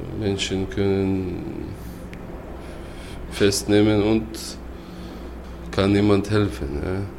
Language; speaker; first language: German; non-native, learner; Chechen